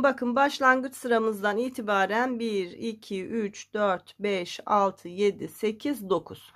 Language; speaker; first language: Turkish; native; Turkish